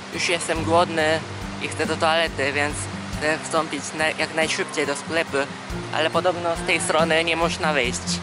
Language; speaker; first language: Polish; non-native, fluent; Japanese